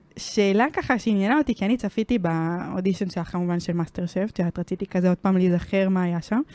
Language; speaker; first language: Hebrew; native; Hebrew